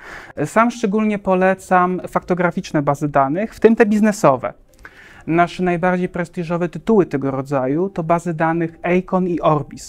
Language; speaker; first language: Polish; native; Polish